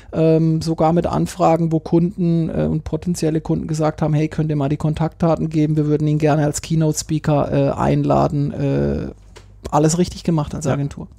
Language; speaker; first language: German; native; German